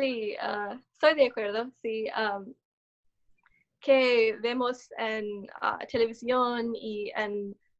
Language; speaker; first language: Spanish; non-native, learner; English